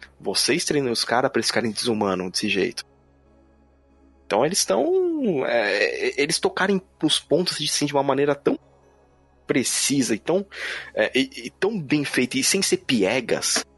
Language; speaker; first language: Portuguese; native; Portuguese